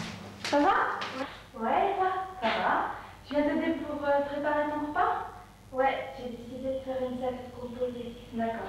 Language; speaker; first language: French; native; French